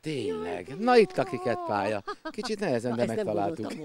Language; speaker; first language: Hungarian; native; Hungarian